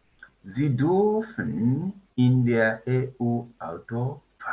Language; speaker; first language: German; non-native, fluent; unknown